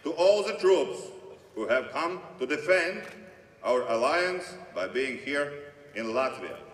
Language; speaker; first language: English; non-native, fluent; Latvian